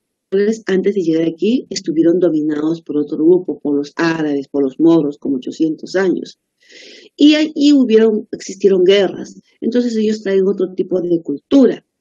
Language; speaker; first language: Spanish; native; Spanish